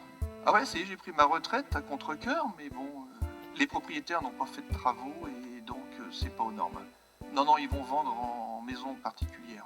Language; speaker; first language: French; native; French